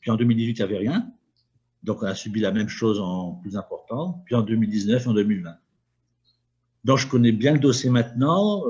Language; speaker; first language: French; native; French